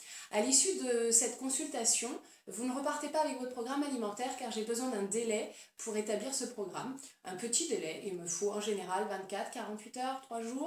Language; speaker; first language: French; native; French